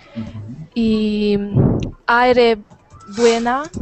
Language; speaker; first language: Spanish; non-native, learner; Hungarian